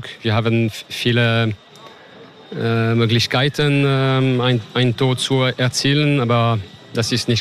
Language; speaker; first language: German; non-native, learner; French